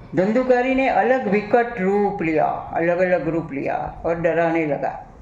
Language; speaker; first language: Hindi; non-native, local second language; Gujarati